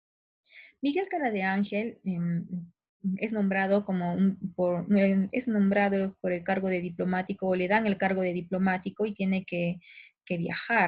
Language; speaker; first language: Spanish; native; Spanish